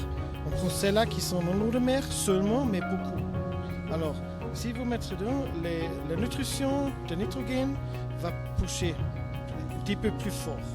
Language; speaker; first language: French; non-native, learner; German